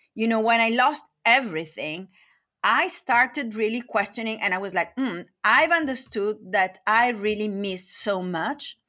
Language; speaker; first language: English; non-native, fluent; Italian